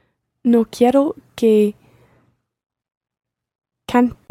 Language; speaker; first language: Spanish; non-native, learner; English